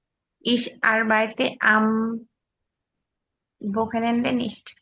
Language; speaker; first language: German; non-native, learner; Bangla